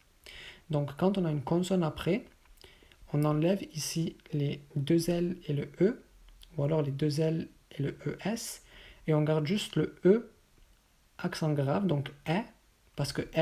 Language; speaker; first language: French; native; French